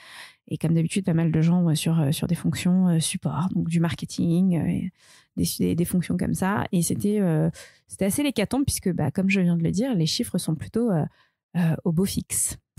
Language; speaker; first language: French; native; French